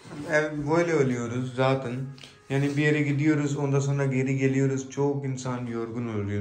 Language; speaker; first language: Turkish; non-native, learner; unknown